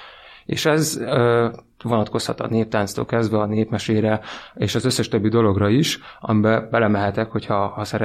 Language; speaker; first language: Hungarian; native; Hungarian